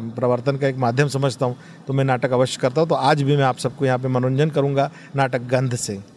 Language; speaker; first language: Hindi; non-native, local second language; Marathi